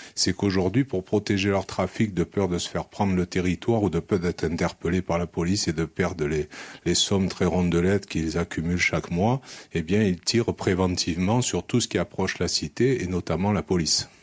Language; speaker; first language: French; native; French